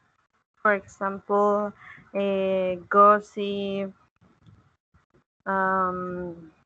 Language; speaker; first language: English; non-native, learner; Spanish